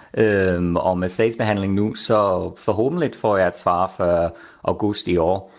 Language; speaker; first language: Danish; non-native, fluent; English